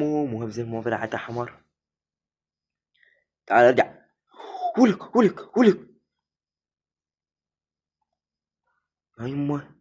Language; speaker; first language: Arabic; native; Arabic